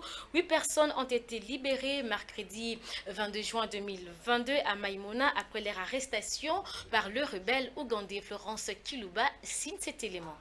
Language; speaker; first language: French; native; French